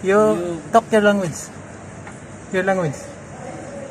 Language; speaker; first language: English; non-native, learner; Filipino